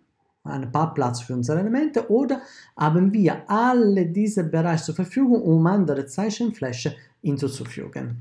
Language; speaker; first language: German; non-native, fluent; Italian